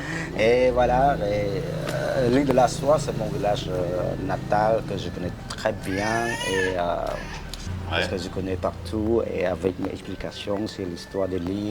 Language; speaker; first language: French; non-native, fluent; Khmer